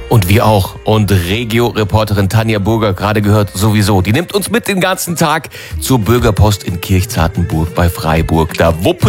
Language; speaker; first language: German; native; German